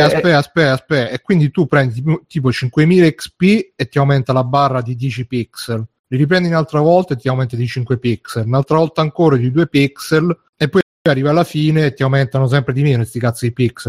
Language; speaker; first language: Italian; native; Italian